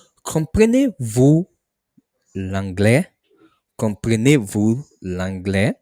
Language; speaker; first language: French; non-native, learner; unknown